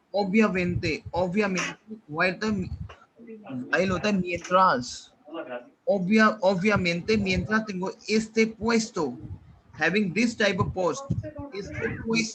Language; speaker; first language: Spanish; non-native, fluent; Hindi